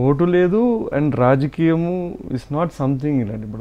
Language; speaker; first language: Telugu; native; Telugu